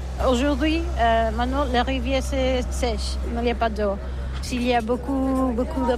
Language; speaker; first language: French; non-native, learner; Catalan